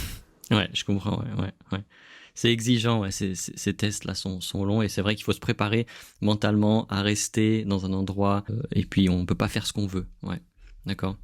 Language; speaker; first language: French; native; French